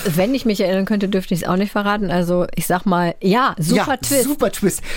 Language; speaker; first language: German; native; German